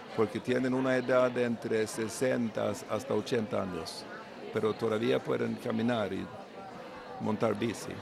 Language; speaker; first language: Spanish; non-native, learner; Swedish